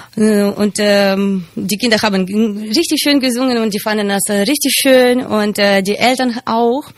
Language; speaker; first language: German; non-native, fluent; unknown